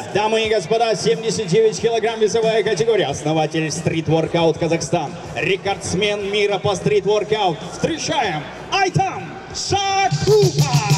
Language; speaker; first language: Russian; non-native, local second language; Kazakh